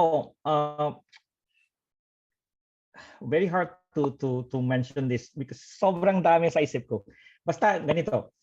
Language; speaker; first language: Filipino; non-native, fluent; Indonesian